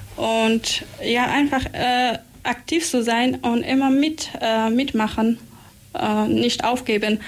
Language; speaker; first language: German; non-native, fluent; Persian